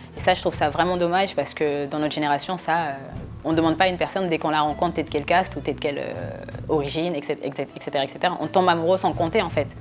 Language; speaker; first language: French; early bilingual, other home language; Wolof